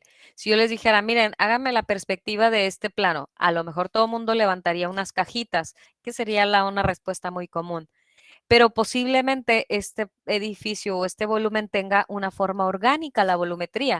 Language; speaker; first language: Spanish; native; Spanish